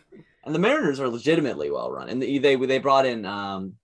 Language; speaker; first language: English; native; English